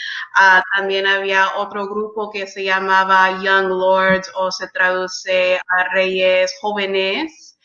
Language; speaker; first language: Spanish; early bilingual, heritage; English